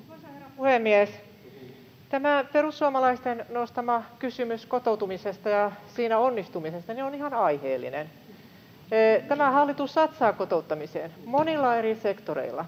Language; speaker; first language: Finnish; native; Finnish